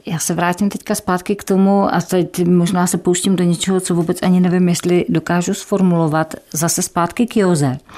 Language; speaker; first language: Czech; native; Czech